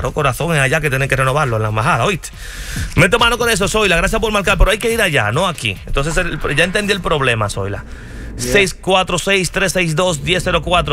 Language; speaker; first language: Spanish; native; Spanish